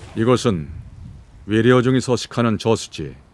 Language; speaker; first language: Korean; native; Korean